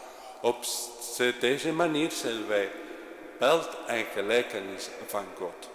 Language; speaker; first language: Dutch; non-native, fluent; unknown